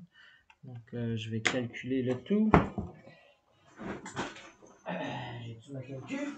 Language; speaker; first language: French; native; French